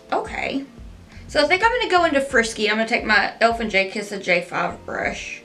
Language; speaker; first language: English; native; English